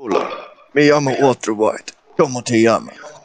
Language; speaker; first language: Spanish; non-native, learner; English